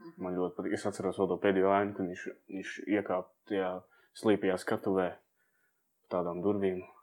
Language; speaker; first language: Latvian; native; Latvian